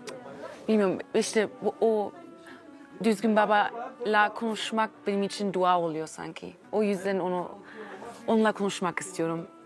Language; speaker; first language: Turkish; early bilingual, heritage; German